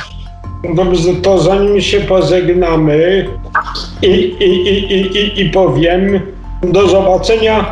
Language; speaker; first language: Polish; native; Polish